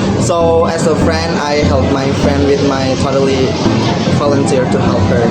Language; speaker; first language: English; non-native, learner; Indonesian